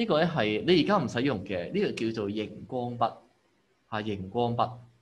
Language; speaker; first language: Cantonese; native; Cantonese